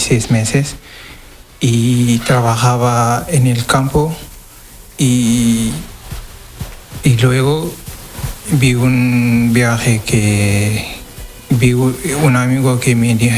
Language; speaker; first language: Spanish; non-native, learner; Wolof